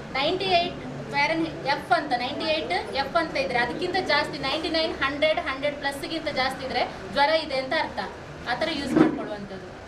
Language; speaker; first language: Kannada; native; Kannada